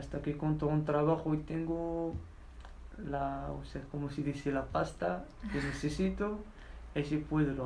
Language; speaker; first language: Spanish; non-native, learner; Berber languages